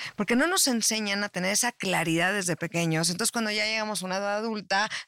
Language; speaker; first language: Spanish; native; Spanish